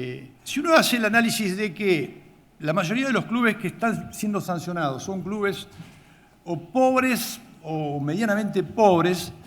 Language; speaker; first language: Spanish; native; Spanish